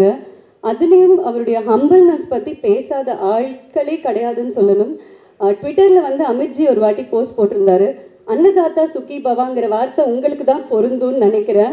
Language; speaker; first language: Tamil; native; Tamil